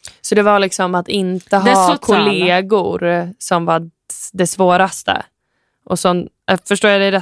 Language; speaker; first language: Swedish; native; Swedish